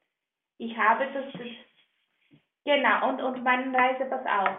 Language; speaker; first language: German; non-native, fluent; Greek